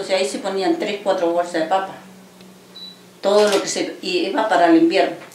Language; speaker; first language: Spanish; native; Spanish